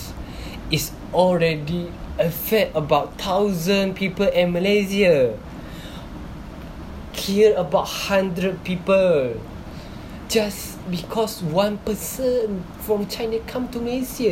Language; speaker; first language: English; non-native, local second language; Malay